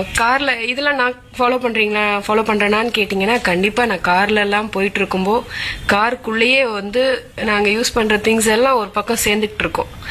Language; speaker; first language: Tamil; non-native, local second language; Malayalam